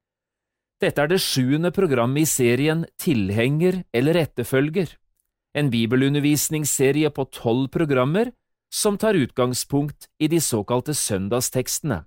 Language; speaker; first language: Norwegian; native; Norwegian